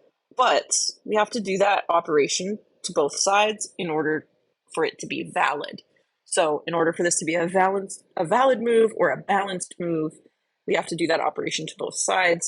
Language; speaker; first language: English; native; English